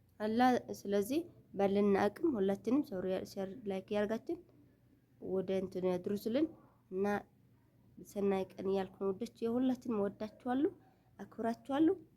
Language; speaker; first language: Amharic; non-native, local second language; Tigrinya